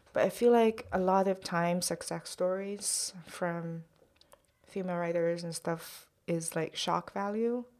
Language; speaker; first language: English; non-native, fluent; Chinese